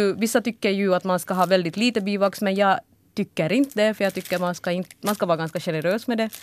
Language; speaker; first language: Swedish; early bilingual, other home language; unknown